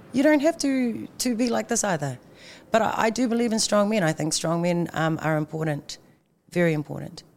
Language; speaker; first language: English; native; English